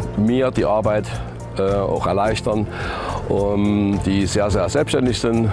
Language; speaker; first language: German; native; German